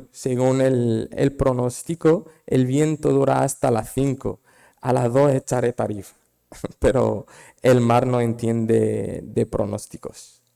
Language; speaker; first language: Spanish; non-native, fluent; Arabic